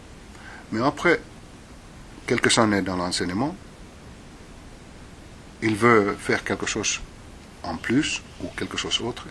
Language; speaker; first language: French; non-native, fluent; Finnish